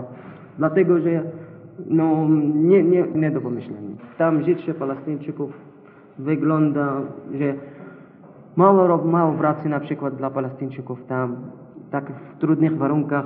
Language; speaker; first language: Polish; non-native, learner; Arabic